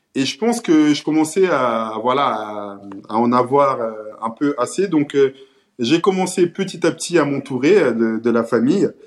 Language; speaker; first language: French; early bilingual, other home language; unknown